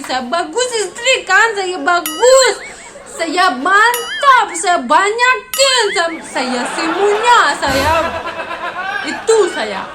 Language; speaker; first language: Indonesian; non-native, learner; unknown